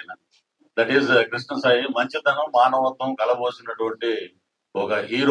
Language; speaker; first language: Telugu; native; Telugu